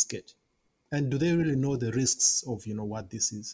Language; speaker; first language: English; non-native, local second language; Ganda